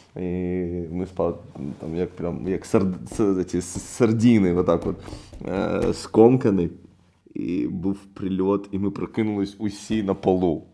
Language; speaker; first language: Ukrainian; non-native, fluent; Arabic